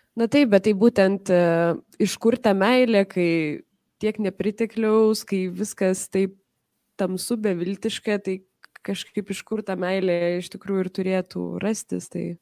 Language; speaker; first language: Lithuanian; early bilingual, heritage; Lithuanian